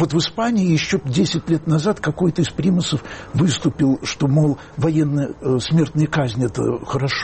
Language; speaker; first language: Russian; native; Russian